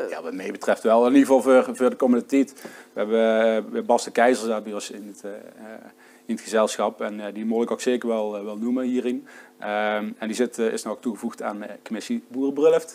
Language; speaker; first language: Dutch; native; Dutch